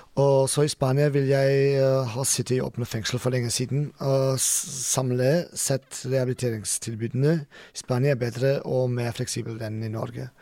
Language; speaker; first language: Norwegian; non-native, learner; German